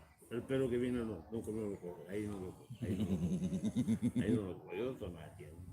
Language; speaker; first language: Spanish; non-native, learner; Romanian